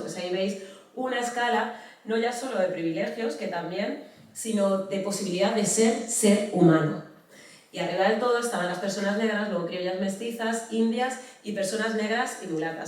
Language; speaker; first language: Spanish; native; Spanish